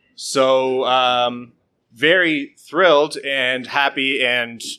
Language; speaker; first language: English; native; English